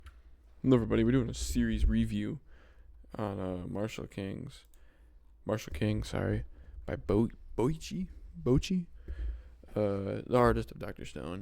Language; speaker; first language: English; native; English